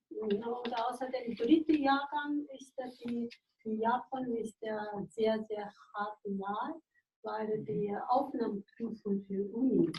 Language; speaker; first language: German; non-native, fluent; Japanese